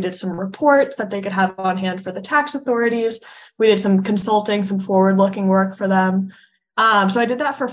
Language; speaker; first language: English; native; English